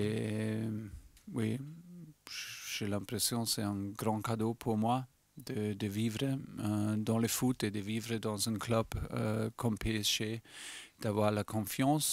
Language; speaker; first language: French; non-native, fluent; German